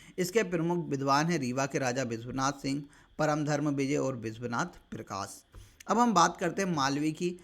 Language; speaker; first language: Hindi; native; Hindi